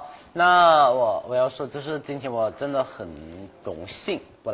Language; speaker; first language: Chinese; non-native, fluent; Thai